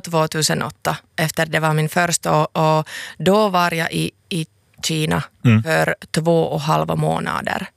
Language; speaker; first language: Swedish; non-native, local second language; Finnish